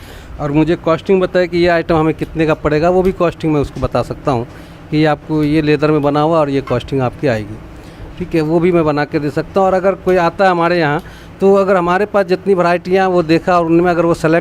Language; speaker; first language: Hindi; native; Hindi